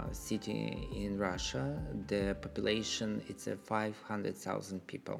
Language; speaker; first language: English; non-native, learner; Russian